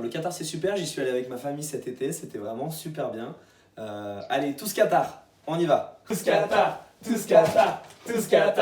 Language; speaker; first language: French; native; French